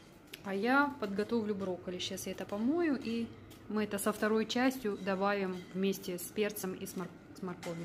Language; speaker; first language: Russian; native; Russian